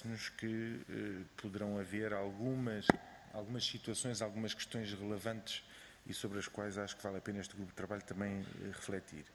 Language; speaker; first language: Portuguese; native; Portuguese